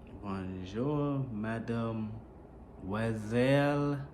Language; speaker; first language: French; non-native, learner; English